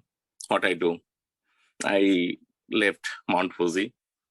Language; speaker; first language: English; non-native, learner; Bangla